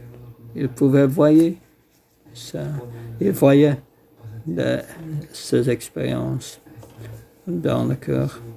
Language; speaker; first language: French; non-native, fluent; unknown